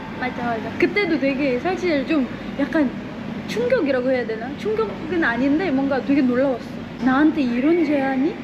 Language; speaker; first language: Korean; non-native, fluent; Indonesian